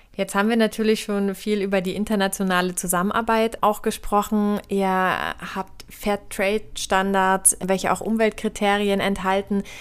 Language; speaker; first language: German; native; German